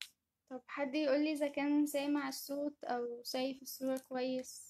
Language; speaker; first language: Arabic; native; Arabic